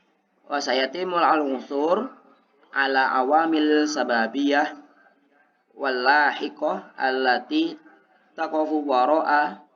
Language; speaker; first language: Arabic; non-native, learner; Indonesian